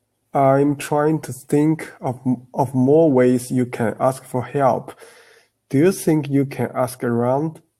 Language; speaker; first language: English; non-native, learner; Chinese